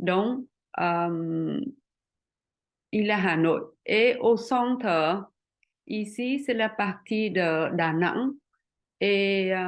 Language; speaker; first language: French; non-native, fluent; Vietnamese